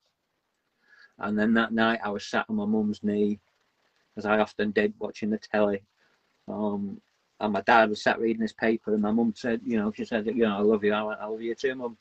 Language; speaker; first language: English; native; English